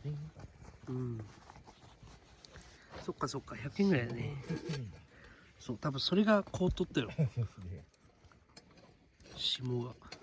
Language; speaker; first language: Japanese; native; Japanese